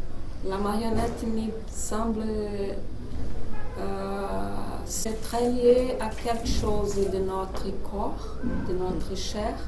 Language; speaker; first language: French; non-native, learner; Portuguese